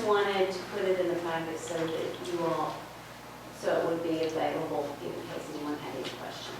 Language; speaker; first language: English; native; English